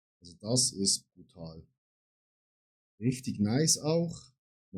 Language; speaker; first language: German; native; German